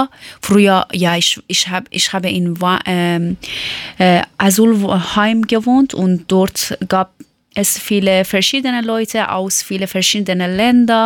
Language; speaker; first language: German; non-native, learner; Persian